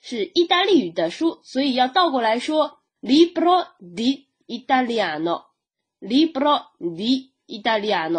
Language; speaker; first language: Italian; non-native, fluent; Chinese